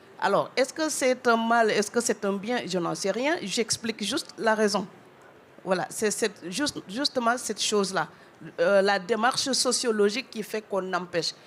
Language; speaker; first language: French; non-native, local second language; Wolof